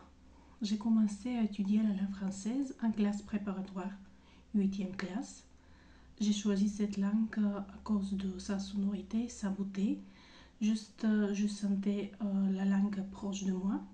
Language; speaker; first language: French; non-native, fluent; Bulgarian